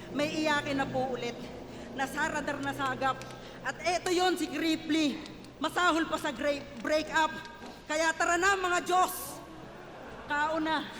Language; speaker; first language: Filipino; native; Filipino